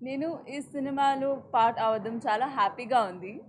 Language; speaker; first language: Telugu; non-native, learner; Hindi